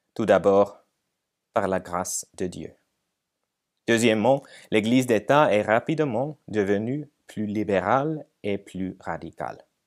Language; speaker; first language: French; non-native, fluent; Finnish